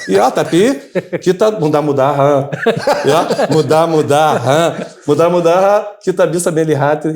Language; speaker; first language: Indonesian; non-native, fluent; Portuguese